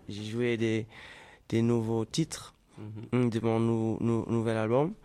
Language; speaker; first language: French; non-native, fluent; German